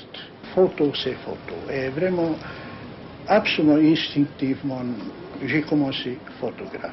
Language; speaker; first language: French; non-native, learner; Hungarian